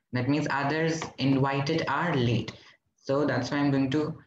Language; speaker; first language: English; non-native, local second language; Hindi